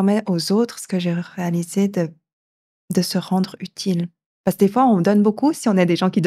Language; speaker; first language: French; native; French